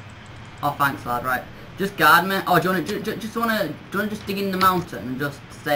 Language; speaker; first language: English; native; English